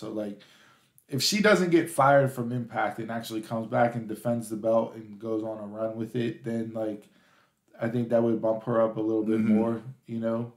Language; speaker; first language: English; native; English